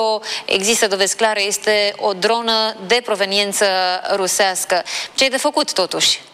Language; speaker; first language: Romanian; native; Romanian